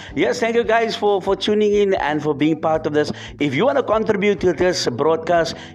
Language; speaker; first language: English; non-native, local second language; Afrikaans